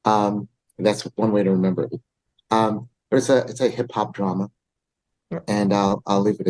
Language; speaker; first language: English; native; English